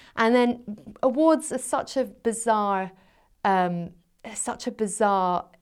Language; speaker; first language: English; native; English